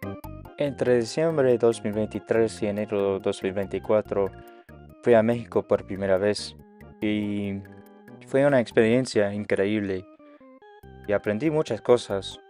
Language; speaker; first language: Spanish; non-native, learner; English